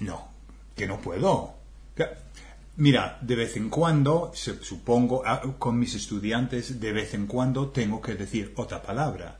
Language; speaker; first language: Spanish; non-native, fluent; English